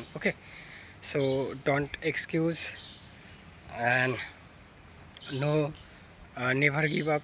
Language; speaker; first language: English; non-native, learner; Bangla